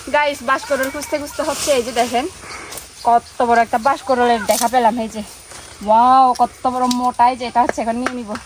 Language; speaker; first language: Bangla; non-native, local second language; Chakma